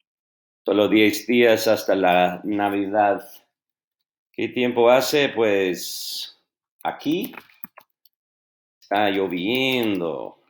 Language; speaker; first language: Spanish; non-native, fluent; English